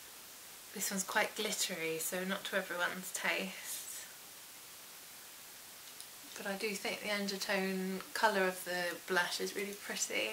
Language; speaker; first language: English; native; English